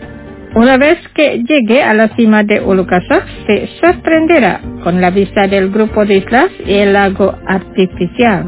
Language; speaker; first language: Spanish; non-native, fluent; Indonesian